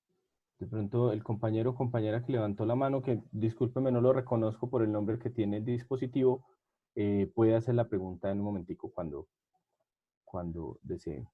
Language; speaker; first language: Spanish; native; Spanish